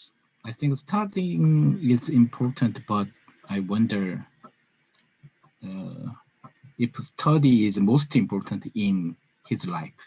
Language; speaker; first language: English; non-native, learner; Korean